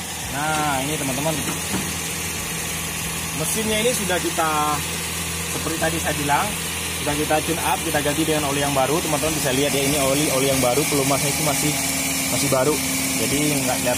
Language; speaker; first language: Indonesian; native; Indonesian